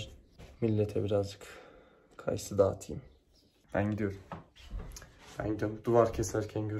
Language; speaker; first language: Turkish; native; Turkish